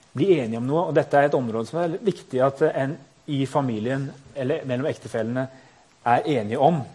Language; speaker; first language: Norwegian; native; Norwegian